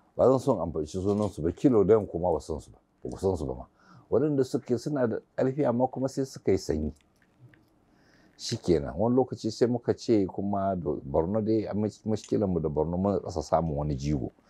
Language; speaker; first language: Hausa; native; Hausa